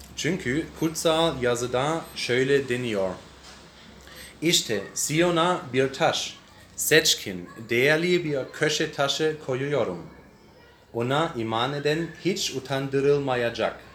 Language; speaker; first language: Turkish; non-native, learner; English